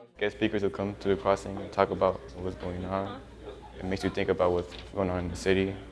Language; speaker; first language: English; native; English